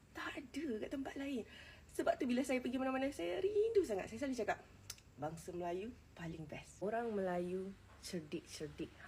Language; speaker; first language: Malay; native; Malay